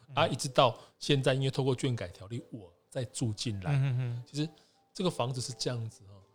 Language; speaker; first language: Chinese; native; Chinese